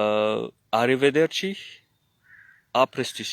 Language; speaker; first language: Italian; non-native, learner; French